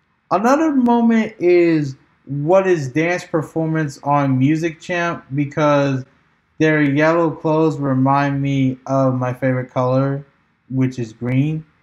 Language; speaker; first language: English; native; English